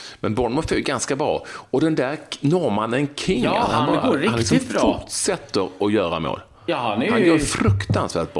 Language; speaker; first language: Swedish; native; Swedish